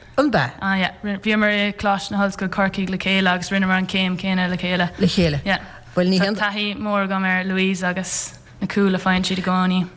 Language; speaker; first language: Irish; non-native, local second language; English